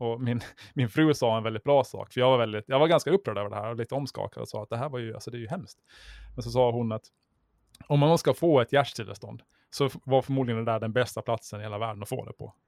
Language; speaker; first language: Swedish; native; Swedish